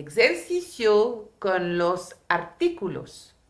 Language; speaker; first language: Spanish; non-native, fluent; French